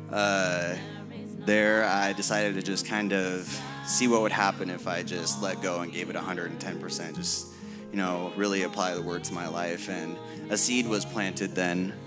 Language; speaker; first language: English; native; English